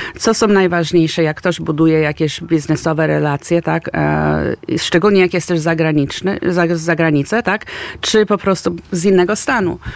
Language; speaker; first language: Polish; early bilingual, heritage; Polish